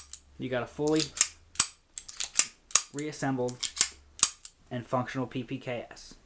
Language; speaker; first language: English; native; English